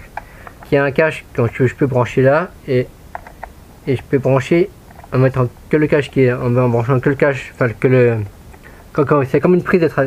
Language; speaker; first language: French; native; French